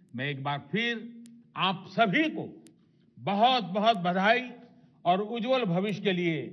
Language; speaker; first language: Hindi; non-native, local second language; Gujarati